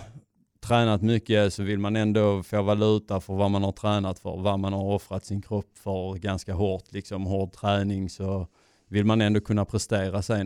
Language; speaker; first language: Swedish; native; Swedish